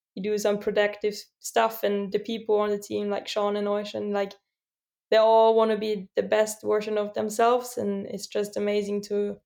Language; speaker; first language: English; non-native, fluent; German